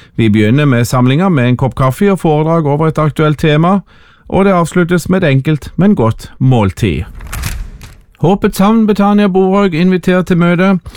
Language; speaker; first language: Norwegian; native; Norwegian